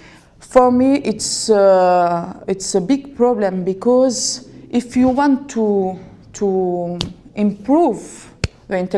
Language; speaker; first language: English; non-native, learner; French